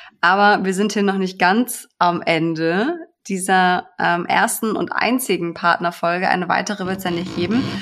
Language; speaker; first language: German; native; German